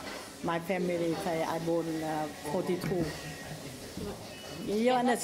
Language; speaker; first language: English; non-native, learner; Vietnamese